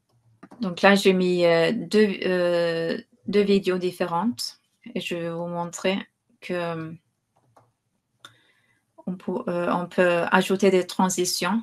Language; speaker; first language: French; non-native, fluent; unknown